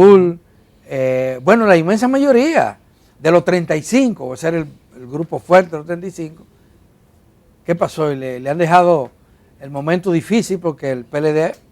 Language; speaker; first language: Spanish; native; Spanish